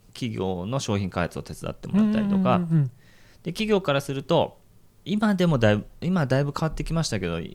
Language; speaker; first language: Japanese; native; Japanese